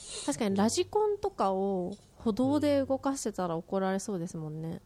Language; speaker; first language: Japanese; native; Japanese